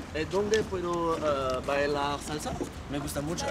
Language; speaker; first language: Spanish; non-native, learner; French